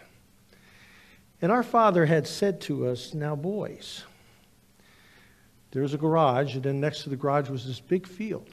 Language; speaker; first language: English; native; English